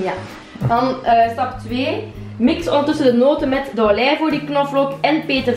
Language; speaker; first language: Dutch; native; Dutch